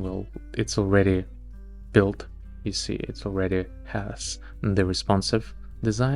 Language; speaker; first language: English; non-native, fluent; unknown